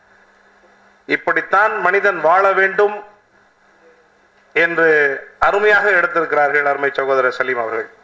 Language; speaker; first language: Tamil; native; Tamil